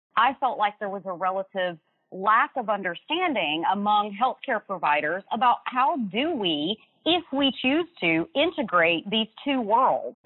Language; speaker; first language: English; native; English